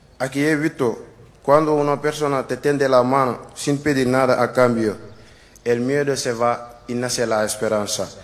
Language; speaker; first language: Spanish; non-native, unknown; Wolof